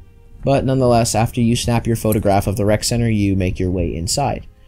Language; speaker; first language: English; native; English